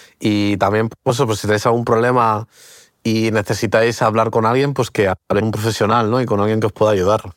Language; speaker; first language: Spanish; early bilingual, other home language; Portuguese